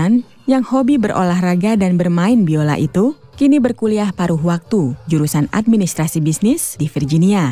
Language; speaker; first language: Indonesian; native; Indonesian